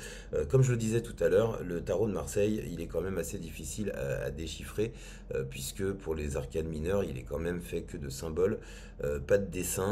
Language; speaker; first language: French; native; French